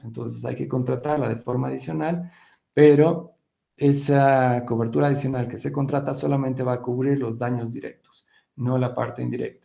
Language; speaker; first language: Spanish; native; Spanish